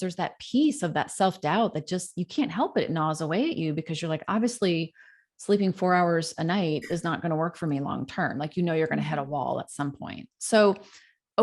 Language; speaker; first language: English; native; English